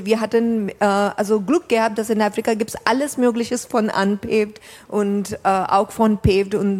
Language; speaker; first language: German; non-native, fluent; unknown